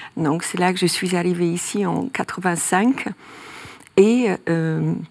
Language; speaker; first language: French; non-native, fluent; Polish